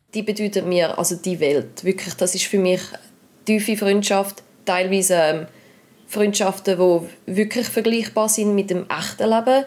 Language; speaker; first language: German; native; German